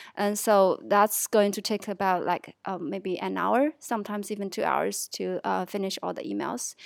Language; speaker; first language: English; non-native, fluent; Chinese